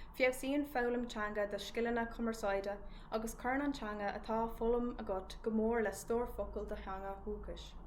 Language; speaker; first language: Irish; non-native, local second language; English